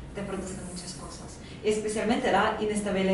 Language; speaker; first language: Spanish; non-native, fluent; Russian